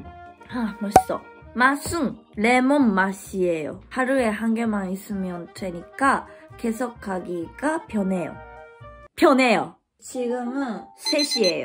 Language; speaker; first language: Korean; non-native, learner; Japanese